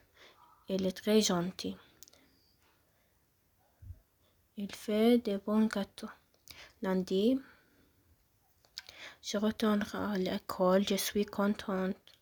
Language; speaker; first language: French; non-native, learner; Arabic